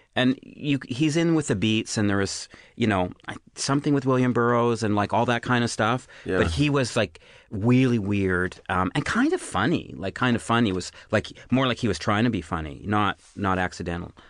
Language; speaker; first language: English; native; English